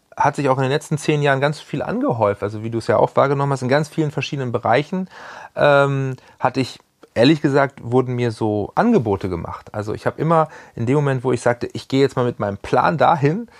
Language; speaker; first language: German; native; German